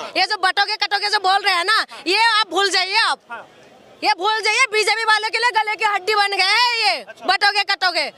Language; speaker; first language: Hindi; non-native, local second language; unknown